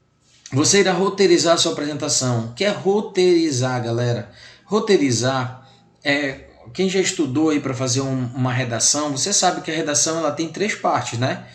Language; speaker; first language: Portuguese; native; Portuguese